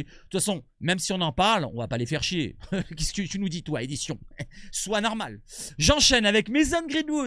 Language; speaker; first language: French; native; French